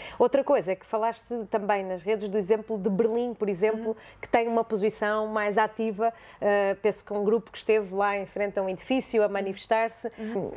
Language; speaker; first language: Portuguese; native; Portuguese